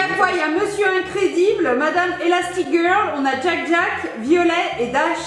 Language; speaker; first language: French; native; French